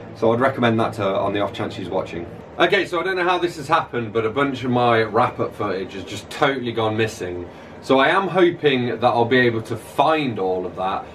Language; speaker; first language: English; native; English